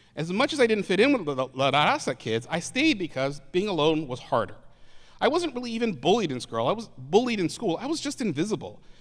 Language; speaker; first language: English; native; English